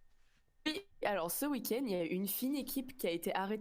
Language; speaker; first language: French; native; French